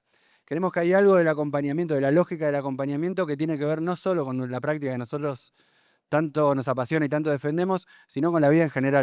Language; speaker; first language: Spanish; native; Spanish